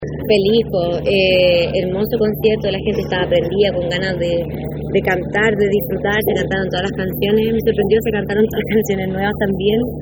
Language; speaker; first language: Spanish; native; Spanish